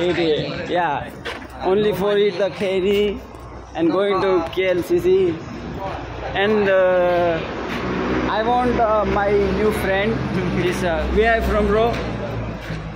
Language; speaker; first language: English; non-native, learner; Nepali